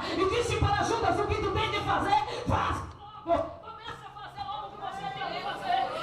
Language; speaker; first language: Portuguese; native; Portuguese